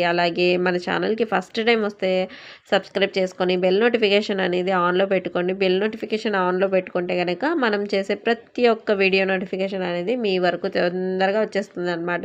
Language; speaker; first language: Telugu; non-native, local second language; Urdu